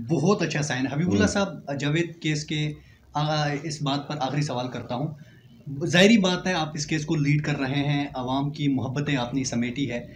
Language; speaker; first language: Urdu; non-native, local second language; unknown